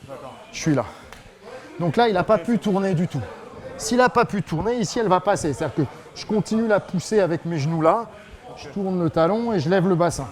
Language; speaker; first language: French; native; French